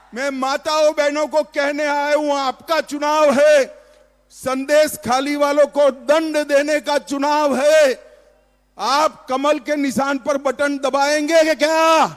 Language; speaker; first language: Hindi; non-native, local second language; Gujarati